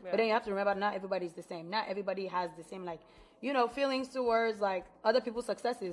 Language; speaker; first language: English; non-native, local second language; Yoruba